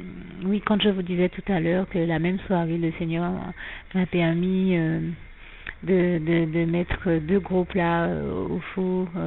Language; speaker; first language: French; native; French